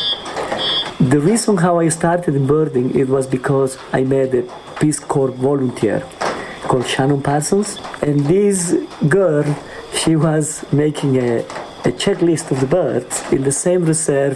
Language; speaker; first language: English; non-native, fluent; Spanish